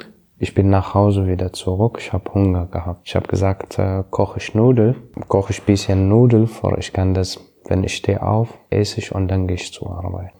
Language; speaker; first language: German; non-native, learner; Arabic